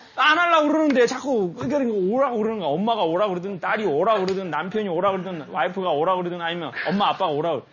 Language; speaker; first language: Korean; native; Korean